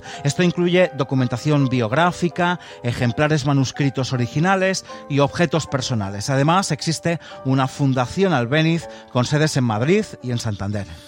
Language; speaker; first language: Spanish; native; Spanish